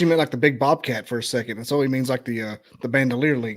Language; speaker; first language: English; native; English